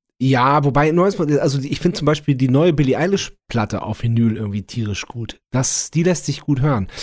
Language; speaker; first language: German; native; German